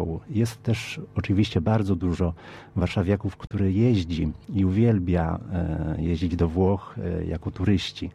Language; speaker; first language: Polish; early bilingual, heritage; Polish